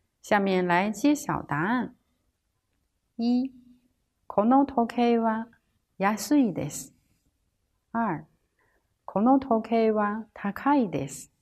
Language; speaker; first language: Japanese; non-native, fluent; Chinese